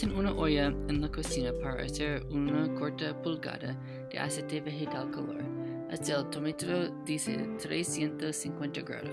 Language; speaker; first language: Spanish; non-native, learner; English